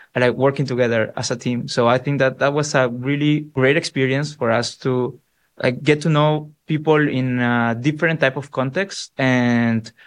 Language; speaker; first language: English; non-native, fluent; Spanish